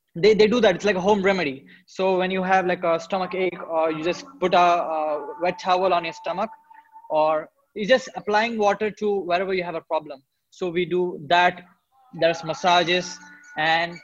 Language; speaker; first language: English; non-native, local second language; Hindi